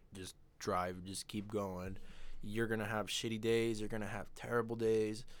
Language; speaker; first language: English; non-native, fluent; Spanish